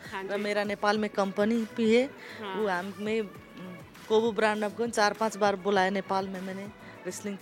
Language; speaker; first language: Hindi; non-native, learner; Nepali